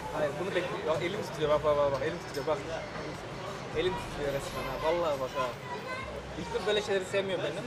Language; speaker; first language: Turkish; early bilingual, heritage; Turkish